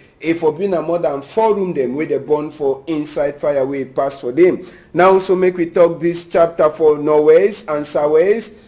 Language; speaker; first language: Nigerian Pidgin; native; Nigerian Pidgin